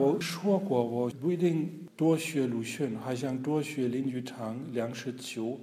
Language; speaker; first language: Chinese; non-native, fluent; German